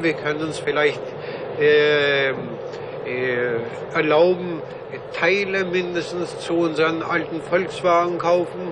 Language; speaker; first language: German; non-native, fluent; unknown